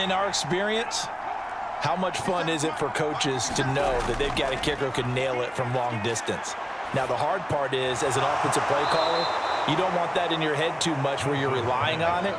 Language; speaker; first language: English; native; English